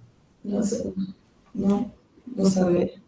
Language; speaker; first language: Spanish; non-native, learner; French